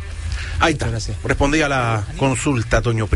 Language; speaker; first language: Spanish; native; Spanish